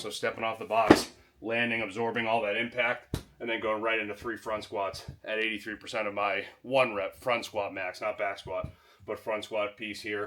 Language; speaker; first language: English; native; English